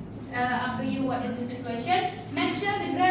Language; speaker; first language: English; non-native, fluent; Indonesian